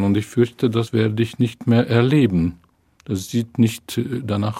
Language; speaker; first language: German; non-native, fluent; Hungarian